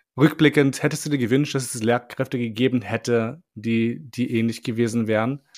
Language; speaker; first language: German; early bilingual, other home language; Albanian